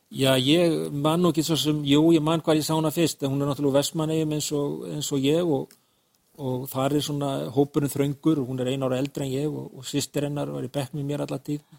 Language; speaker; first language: Icelandic; native; Icelandic